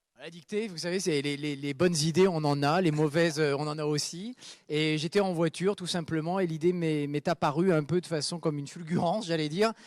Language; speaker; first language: French; native; French